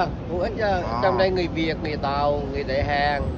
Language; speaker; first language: Vietnamese; native; Vietnamese